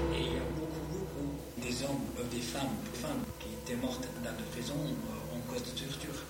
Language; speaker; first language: French; non-native, fluent; Arabic